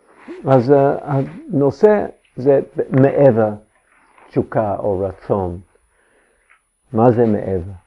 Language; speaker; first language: Hebrew; non-native, fluent; English